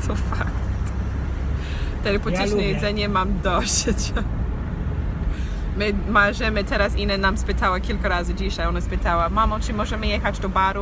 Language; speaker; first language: Polish; non-native, fluent; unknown